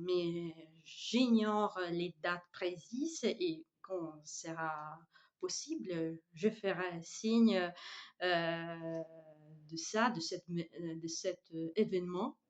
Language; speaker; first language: French; non-native, fluent; Italian